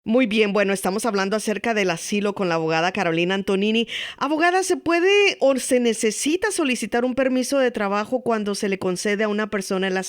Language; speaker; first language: Spanish; native; Spanish